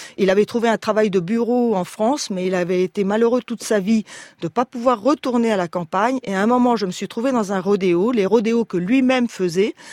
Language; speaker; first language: French; early bilingual, other home language; Spanish